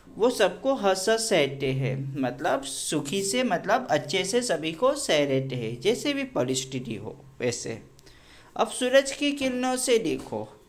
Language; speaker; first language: Hindi; non-native, local second language; Gujarati